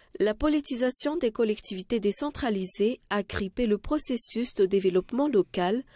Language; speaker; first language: French; non-native, local second language; Malagasy